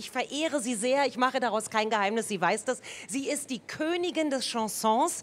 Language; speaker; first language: German; native; German